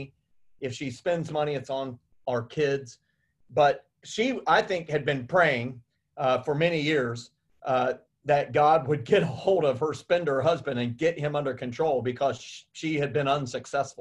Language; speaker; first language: English; native; English